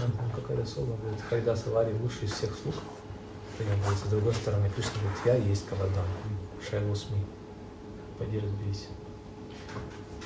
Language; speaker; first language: Russian; native; Russian